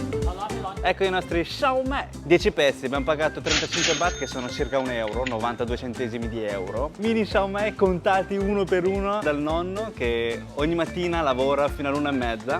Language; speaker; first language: Italian; early bilingual, other home language; Chinese